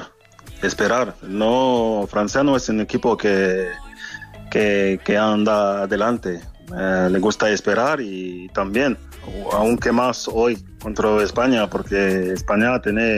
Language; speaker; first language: Spanish; non-native, fluent; French